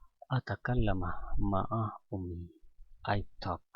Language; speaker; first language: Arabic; non-native, learner; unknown